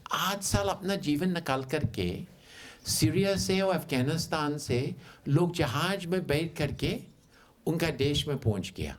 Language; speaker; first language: Hindi; non-native, fluent; English